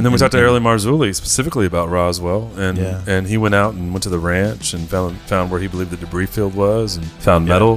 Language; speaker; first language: English; native; English